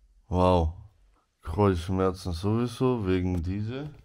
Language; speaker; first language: German; early bilingual, other home language; Albanian